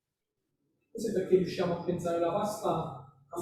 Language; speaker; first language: Italian; native; Italian